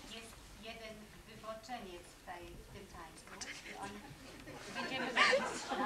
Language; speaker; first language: Polish; non-native, fluent; German